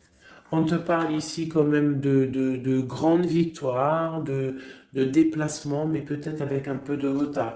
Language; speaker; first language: French; native; French